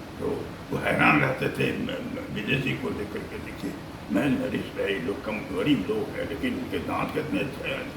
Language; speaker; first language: Hindi; native; Hindi